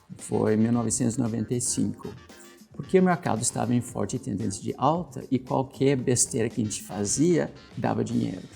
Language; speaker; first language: Portuguese; non-native, fluent; English